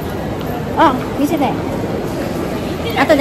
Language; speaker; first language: Japanese; non-native, learner; Filipino